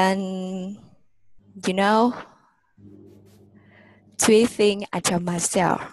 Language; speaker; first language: English; non-native, learner; Vietnamese